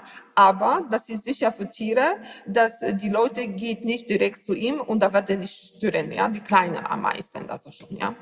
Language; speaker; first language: German; non-native, learner; Polish